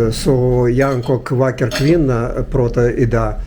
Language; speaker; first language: Swedish; non-native, learner; Russian